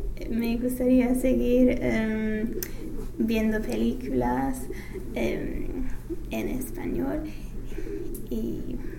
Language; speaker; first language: Spanish; non-native, fluent; English